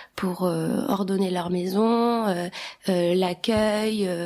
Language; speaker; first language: French; early bilingual, other home language; Albanian